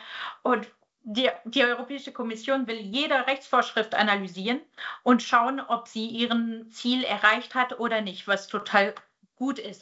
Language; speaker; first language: German; native; German